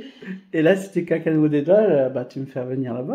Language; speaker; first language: French; native; French